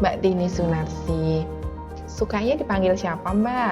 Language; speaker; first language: Indonesian; native; Indonesian